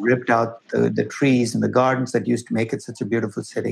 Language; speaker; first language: English; non-native, local second language; Tamil